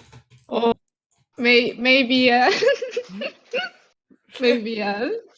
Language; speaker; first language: English; non-native, fluent; Chinese